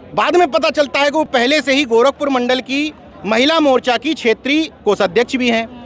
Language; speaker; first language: Hindi; native; Hindi